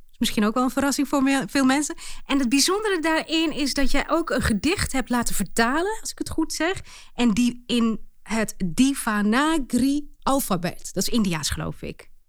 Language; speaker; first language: Dutch; early bilingual, other home language; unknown